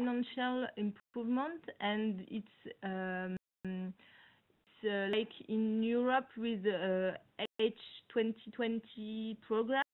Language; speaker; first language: English; non-native, learner; French